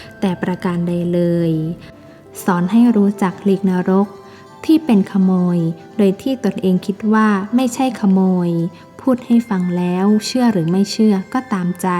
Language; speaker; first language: Thai; native; Thai